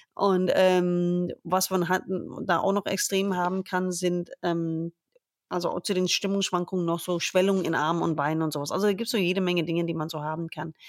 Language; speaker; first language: German; non-native, fluent; English